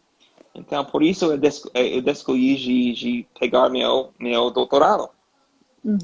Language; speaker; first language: Portuguese; non-native, learner; English